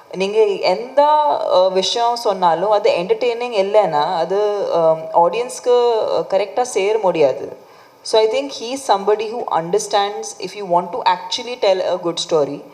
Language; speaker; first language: Tamil; non-native, fluent; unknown